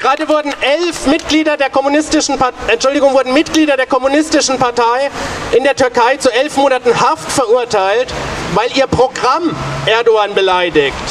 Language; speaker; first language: German; native; German